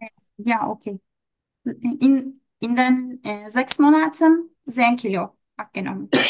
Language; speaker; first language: German; non-native, learner; Turkish